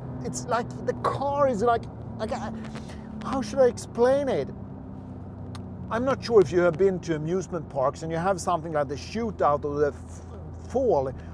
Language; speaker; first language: English; non-native, fluent; Swedish